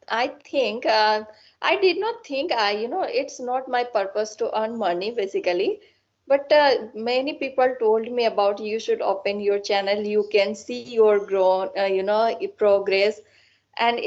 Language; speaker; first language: English; non-native, learner; Assamese